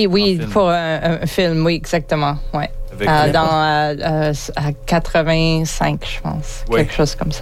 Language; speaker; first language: French; non-native, learner; English